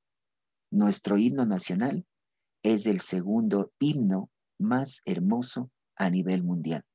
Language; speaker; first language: Spanish; native; Spanish